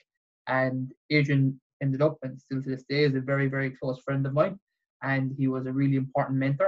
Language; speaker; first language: English; native; English